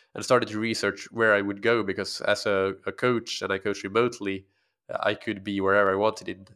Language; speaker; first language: English; non-native, fluent; Swedish